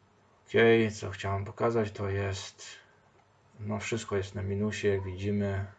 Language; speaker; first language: Polish; early bilingual, heritage; Polish